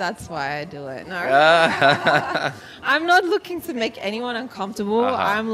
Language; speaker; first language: English; native; English